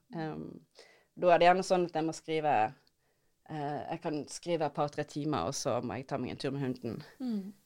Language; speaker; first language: Norwegian; native; Norwegian